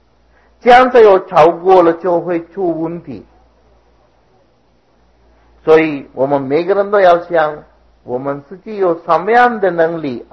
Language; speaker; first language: Chinese; non-native, fluent; Sinhala